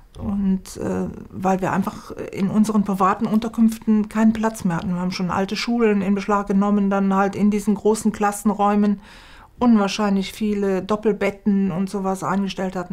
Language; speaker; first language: German; native; German